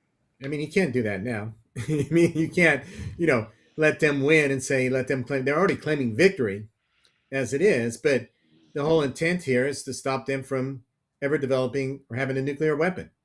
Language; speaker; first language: English; native; English